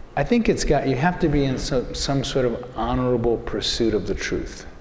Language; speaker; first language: English; native; English